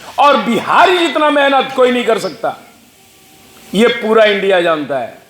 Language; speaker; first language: Hindi; non-native, local second language; Bhojpuri